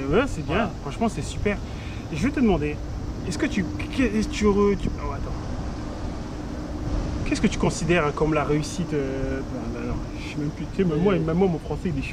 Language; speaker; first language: French; native; French